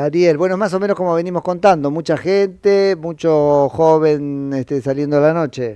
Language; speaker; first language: Spanish; native; Spanish